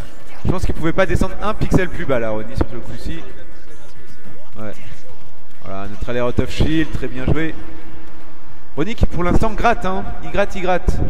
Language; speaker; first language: French; native; French